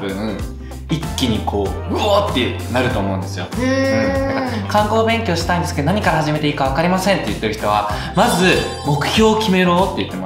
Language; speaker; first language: Japanese; early bilingual, other home language; Korean